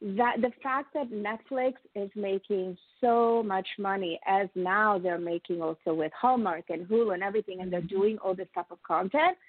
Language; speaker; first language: English; non-native, fluent; Italian